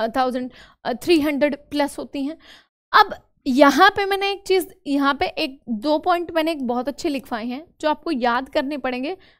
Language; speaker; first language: Hindi; native; Hindi